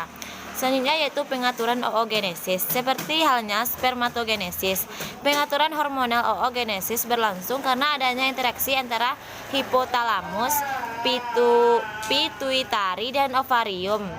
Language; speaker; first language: Indonesian; native; Indonesian